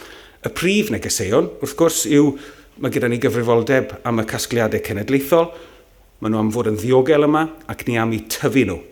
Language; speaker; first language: Welsh; native; Welsh